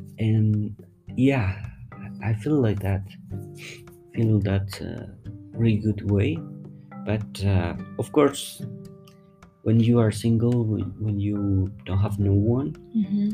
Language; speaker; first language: English; non-native, fluent; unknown